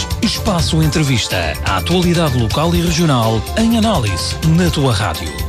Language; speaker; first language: Portuguese; native; Portuguese